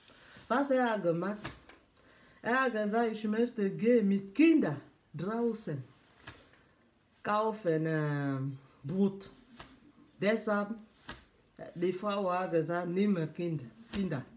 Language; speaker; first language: German; non-native, learner; French